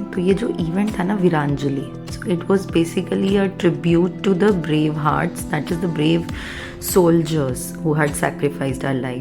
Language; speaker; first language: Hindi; native; Hindi